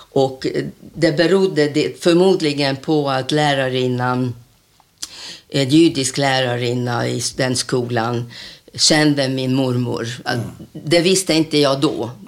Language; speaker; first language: Swedish; non-native, fluent; Hungarian